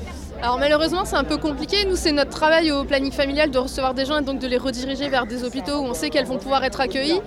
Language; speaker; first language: French; native; French